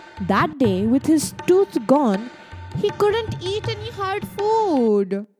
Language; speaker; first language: English; non-native, local second language; Marathi